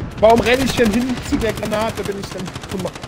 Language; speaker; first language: German; native; German